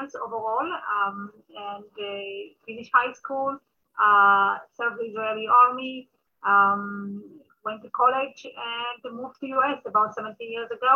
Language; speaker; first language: English; non-native, fluent; Amharic